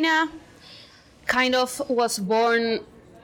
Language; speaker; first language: English; non-native, fluent; Spanish